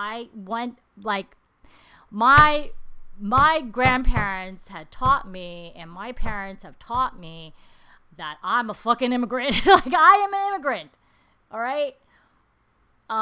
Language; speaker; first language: English; native; English